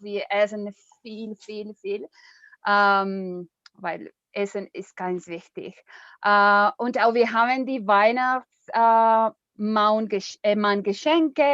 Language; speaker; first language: German; non-native, learner; Spanish